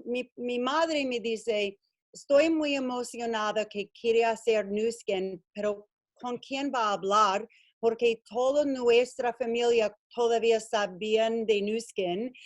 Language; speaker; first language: Spanish; non-native, learner; English